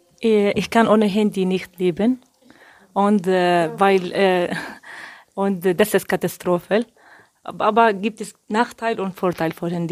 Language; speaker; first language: German; non-native, learner; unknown